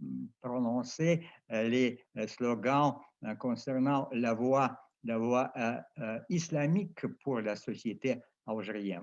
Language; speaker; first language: French; non-native, fluent; Russian